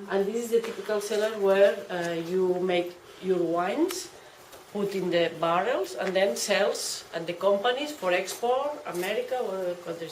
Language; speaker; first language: English; non-native, learner; Catalan